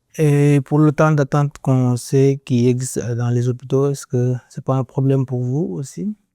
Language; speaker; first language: French; native; French